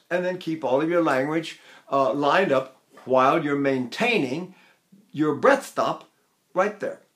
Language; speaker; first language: English; native; English